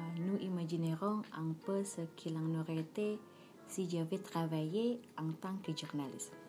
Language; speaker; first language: French; non-native, learner; Indonesian